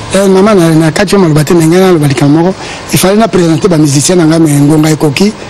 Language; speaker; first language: Lingala; non-native, local second language; Mongo